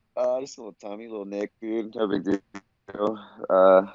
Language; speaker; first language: English; native; English